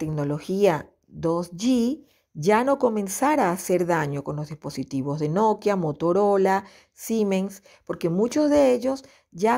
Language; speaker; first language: Spanish; native; Spanish